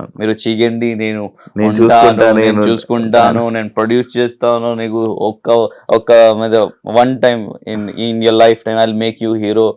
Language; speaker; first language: Telugu; non-native, learner; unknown